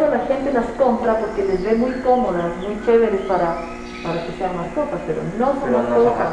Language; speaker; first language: Spanish; native; Spanish